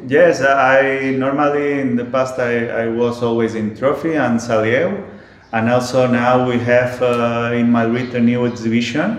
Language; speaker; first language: English; non-native, learner; Spanish